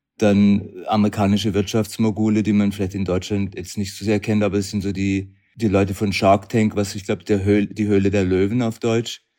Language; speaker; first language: German; native; German